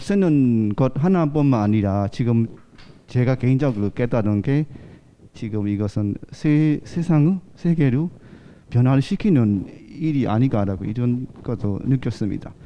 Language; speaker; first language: Korean; non-native, fluent; Burmese